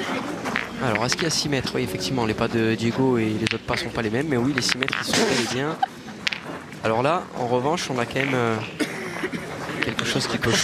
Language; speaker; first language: French; native; French